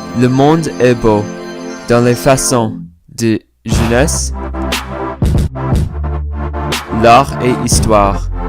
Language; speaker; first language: French; non-native, learner; English